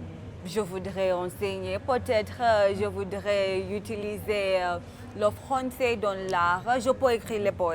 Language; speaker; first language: French; non-native, fluent; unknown